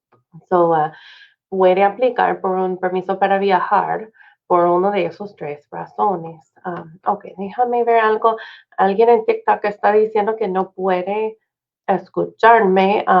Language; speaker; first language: Spanish; non-native, fluent; English